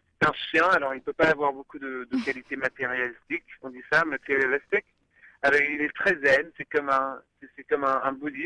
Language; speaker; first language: French; early bilingual, other home language; English